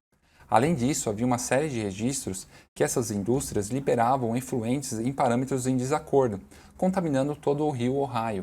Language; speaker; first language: Portuguese; native; Portuguese